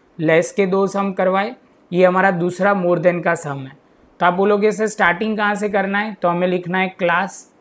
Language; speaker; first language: Hindi; non-native, local second language; Gujarati